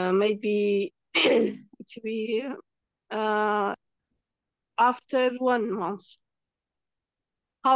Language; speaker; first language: English; non-native, learner; Kurdish